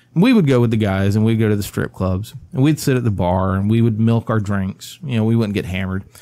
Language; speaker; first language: English; native; English